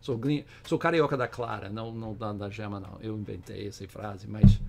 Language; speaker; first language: Portuguese; non-native, fluent; English